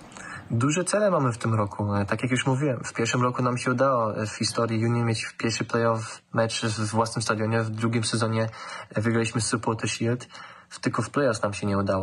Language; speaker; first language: Polish; early bilingual, heritage; German